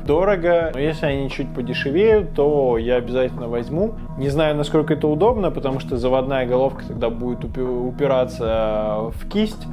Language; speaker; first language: Russian; native; Russian